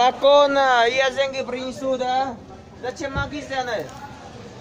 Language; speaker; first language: Russian; non-native, learner; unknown